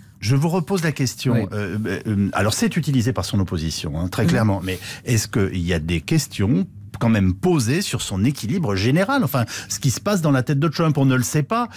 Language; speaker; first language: French; native; French